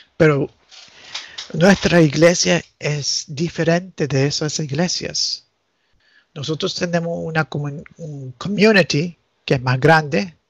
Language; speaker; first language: Spanish; early bilingual, heritage; Spanish